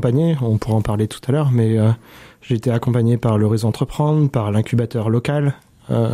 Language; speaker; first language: French; native; French